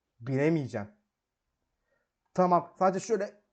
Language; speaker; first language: Turkish; native; Turkish